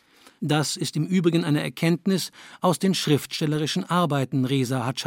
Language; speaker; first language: German; native; German